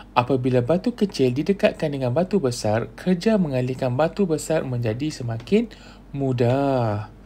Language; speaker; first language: English; non-native, local second language; Malay